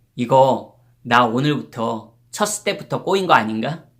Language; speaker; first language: Korean; native; Korean